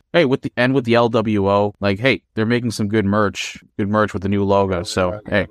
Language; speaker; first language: English; non-native, local second language; Filipino